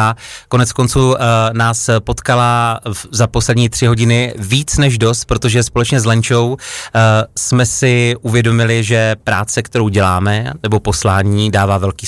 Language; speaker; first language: Czech; native; Czech